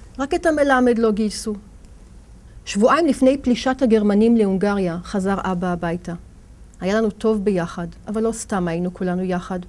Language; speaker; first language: Hebrew; native; Hebrew